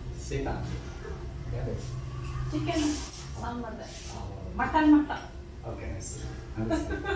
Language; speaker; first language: English; non-native, learner; Chinese